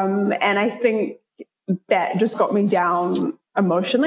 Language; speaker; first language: English; native; English